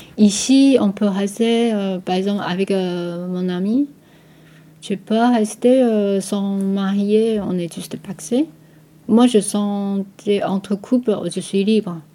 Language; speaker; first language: French; non-native, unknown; Min Nan Chinese